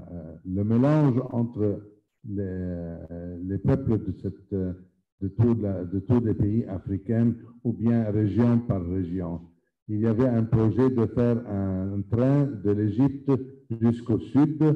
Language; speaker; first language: French; non-native, fluent; Arabic